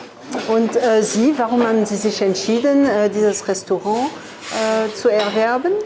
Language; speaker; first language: German; non-native, fluent; French